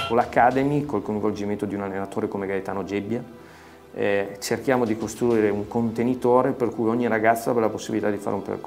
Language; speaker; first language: Italian; native; Italian